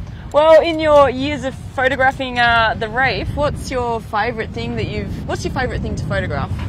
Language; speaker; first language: English; native; English